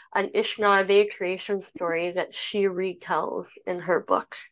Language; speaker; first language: English; native; English